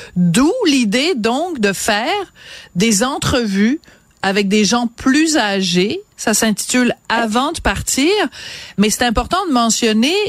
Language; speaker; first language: French; native; French